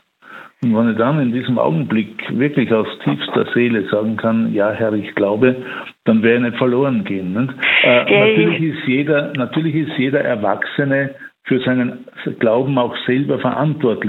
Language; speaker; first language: German; native; German